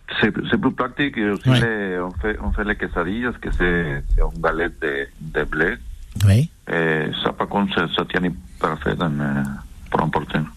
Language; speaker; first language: French; non-native, learner; Spanish